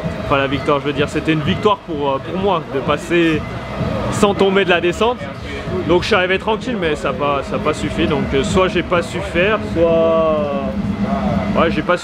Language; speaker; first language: French; native; French